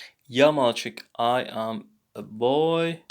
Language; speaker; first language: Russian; non-native, learner; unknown